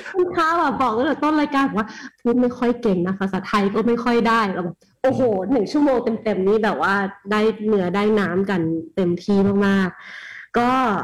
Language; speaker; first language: Thai; native; Thai